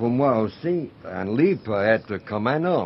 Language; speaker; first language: French; non-native, fluent; English